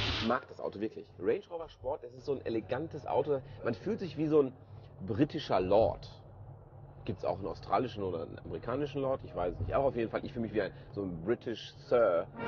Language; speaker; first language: German; native; German